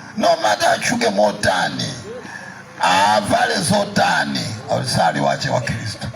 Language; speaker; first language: Nyanja; non-native, local second language; Tumbuka